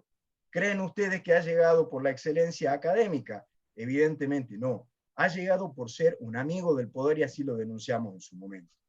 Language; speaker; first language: Spanish; native; Spanish